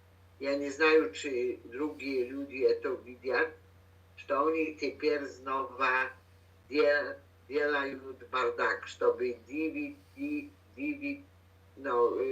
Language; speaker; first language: Russian; non-native, learner; Polish